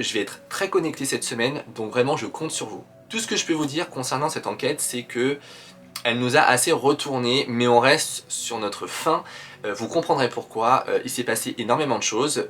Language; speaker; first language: French; native; French